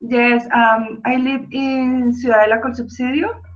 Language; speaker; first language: English; non-native, learner; Spanish